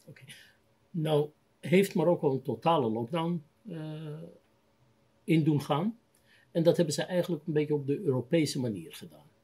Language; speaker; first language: Dutch; native; Dutch